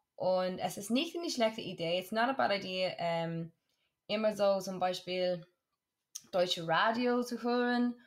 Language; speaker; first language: German; non-native, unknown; English